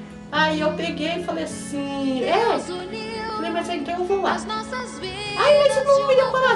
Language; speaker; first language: Portuguese; native; Portuguese